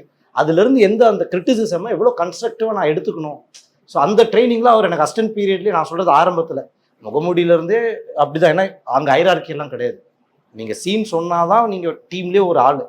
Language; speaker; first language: Tamil; native; Tamil